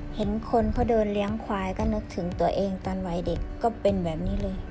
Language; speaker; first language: Thai; native; Thai